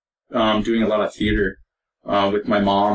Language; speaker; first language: English; native; English